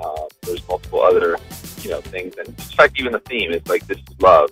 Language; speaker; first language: English; native; English